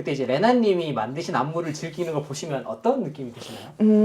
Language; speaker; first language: Korean; native; Korean